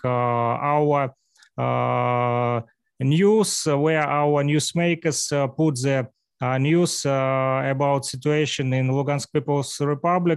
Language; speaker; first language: English; non-native, learner; Russian